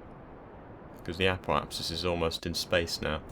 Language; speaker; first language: English; native; English